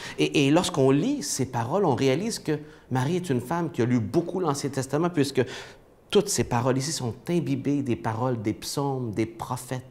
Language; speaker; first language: French; native; French